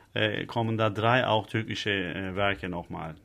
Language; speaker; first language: German; non-native, fluent; Turkish